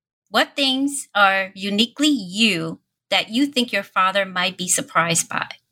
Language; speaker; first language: English; early bilingual, other home language; Spanish